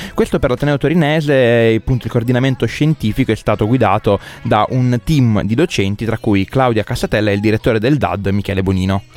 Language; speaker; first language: Italian; native; Italian